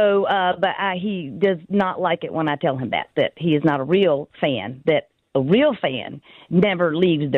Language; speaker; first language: English; native; English